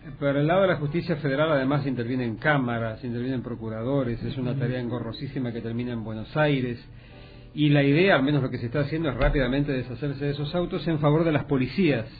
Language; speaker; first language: Spanish; native; Spanish